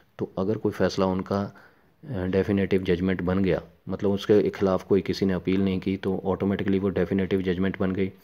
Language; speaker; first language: Hindi; non-native, local second language; Punjabi